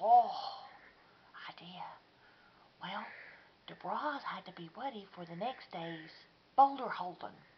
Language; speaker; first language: English; native; English